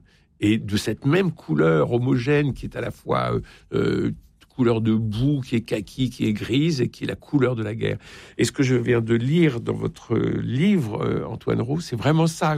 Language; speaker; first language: French; native; French